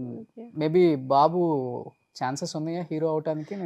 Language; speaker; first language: Telugu; native; Telugu